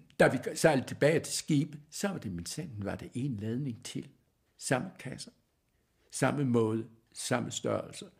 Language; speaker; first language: Danish; early bilingual, heritage; German